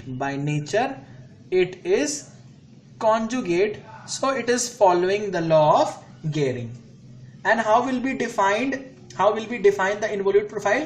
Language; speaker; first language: English; non-native, local second language; Hindi